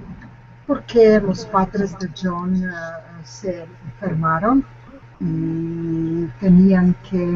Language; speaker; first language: Spanish; non-native, learner; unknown